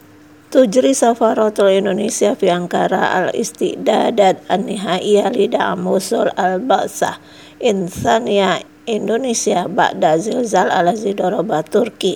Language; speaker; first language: Arabic; non-native, fluent; Indonesian